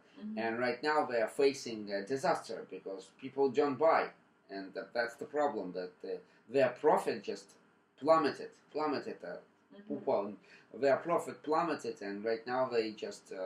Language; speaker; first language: English; non-native, fluent; Russian